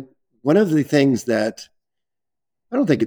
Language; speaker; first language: English; native; English